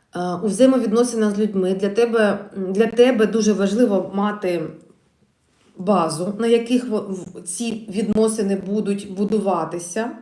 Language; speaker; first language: Ukrainian; non-native, local second language; Russian